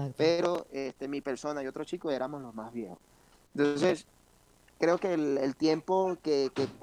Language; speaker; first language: Spanish; native; Spanish